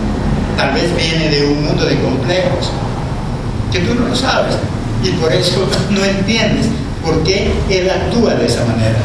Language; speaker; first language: Spanish; native; Spanish